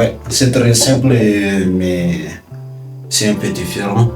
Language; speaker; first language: French; non-native, local second language; Malagasy